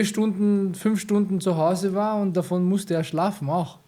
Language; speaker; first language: German; early bilingual, other home language; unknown